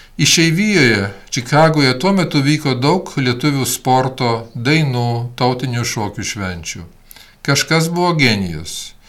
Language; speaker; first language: Lithuanian; early bilingual, heritage; Lithuanian